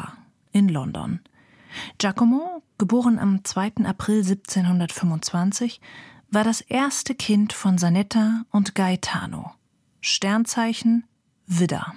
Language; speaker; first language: German; native; German